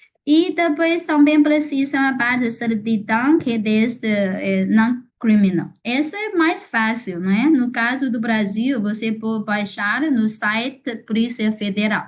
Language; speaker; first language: Portuguese; non-native, fluent; Chinese